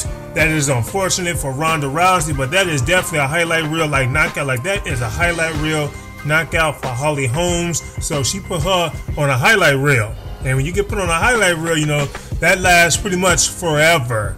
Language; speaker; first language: English; native; English